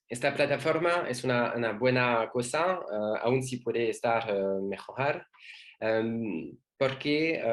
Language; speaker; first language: Spanish; non-native, learner; French